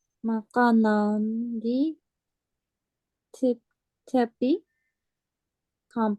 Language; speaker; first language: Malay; non-native, learner; Japanese